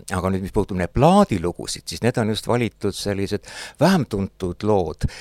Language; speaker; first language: Estonian; native; Estonian